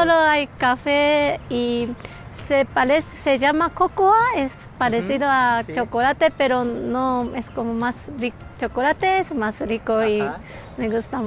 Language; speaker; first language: Spanish; non-native, learner; Japanese